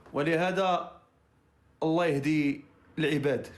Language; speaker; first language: Arabic; native; Arabic